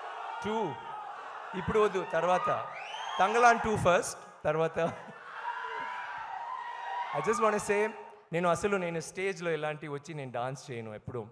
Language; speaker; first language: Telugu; non-native, learner; Tamil